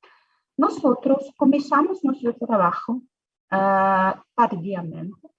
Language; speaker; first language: Spanish; non-native, fluent; Portuguese